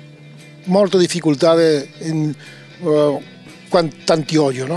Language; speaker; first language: Italian; non-native, learner; Spanish